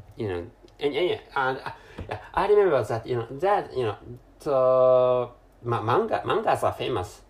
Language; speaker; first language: English; non-native, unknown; Japanese